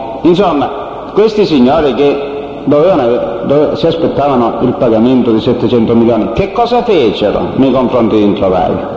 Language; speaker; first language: Italian; native; Italian